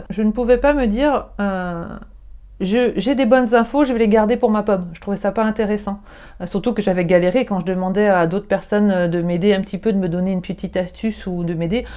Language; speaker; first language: French; native; French